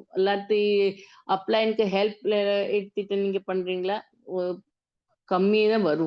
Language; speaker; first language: Tamil; non-native, learner; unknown